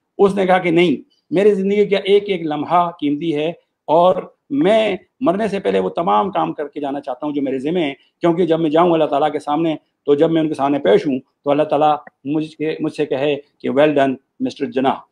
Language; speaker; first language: Urdu; non-native, local second language; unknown